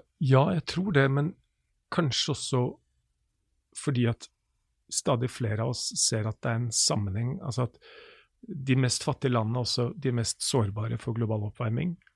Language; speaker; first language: Norwegian; native; Norwegian